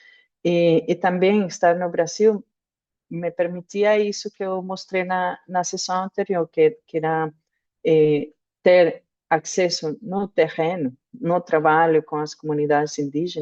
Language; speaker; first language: Portuguese; non-native, fluent; Spanish